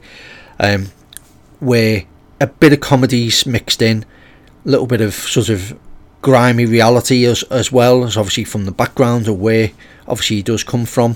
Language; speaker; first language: English; native; English